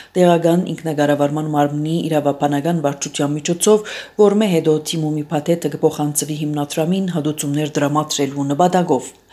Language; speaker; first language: Armenian; native; Armenian